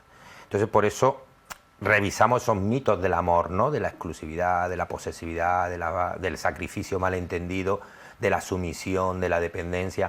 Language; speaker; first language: Spanish; native; Spanish